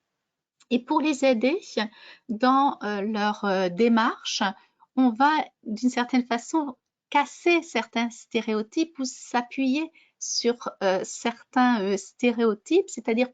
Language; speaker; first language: French; native; French